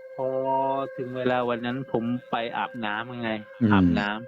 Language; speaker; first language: Thai; native; Thai